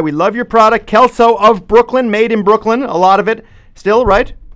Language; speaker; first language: English; native; English